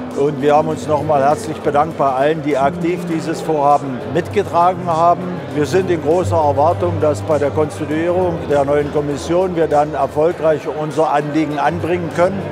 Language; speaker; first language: German; non-native, local second language; Upper Sorbian